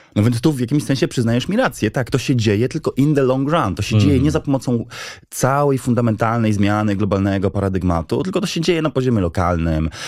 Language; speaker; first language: Polish; native; Polish